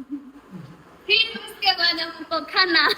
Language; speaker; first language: Hindi; non-native, local second language; Gujarati